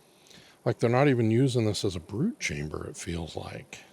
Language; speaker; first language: English; native; English